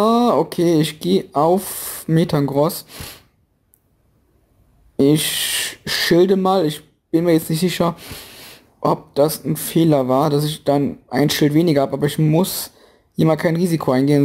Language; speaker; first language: German; native; German